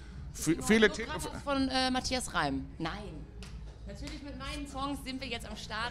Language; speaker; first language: German; native; German